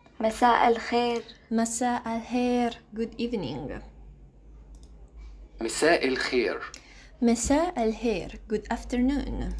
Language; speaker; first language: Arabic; non-native, learner; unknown